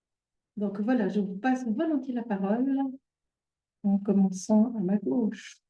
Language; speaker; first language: French; native; French